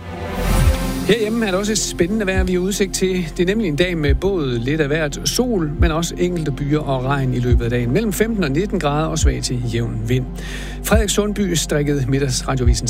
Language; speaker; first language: Danish; native; Danish